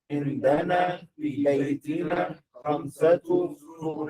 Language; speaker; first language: Arabic; non-native, learner; English